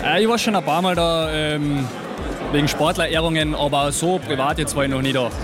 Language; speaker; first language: German; native; German